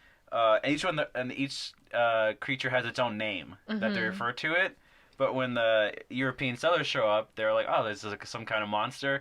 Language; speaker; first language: English; native; English